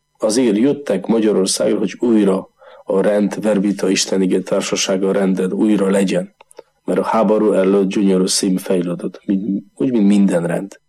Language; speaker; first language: Hungarian; non-native, learner; Polish